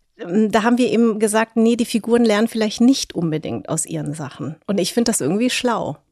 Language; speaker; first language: German; early bilingual, other home language; Vietnamese